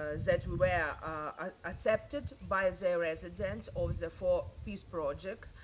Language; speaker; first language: English; non-native, learner; Ukrainian